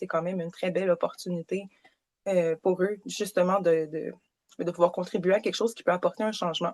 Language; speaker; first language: French; native; French